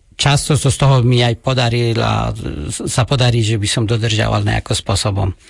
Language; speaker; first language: Slovak; non-native, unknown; Persian